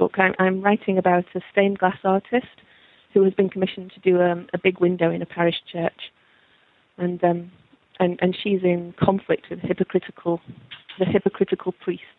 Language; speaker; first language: English; native; English